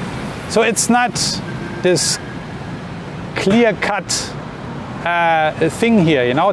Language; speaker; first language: English; non-native, fluent; German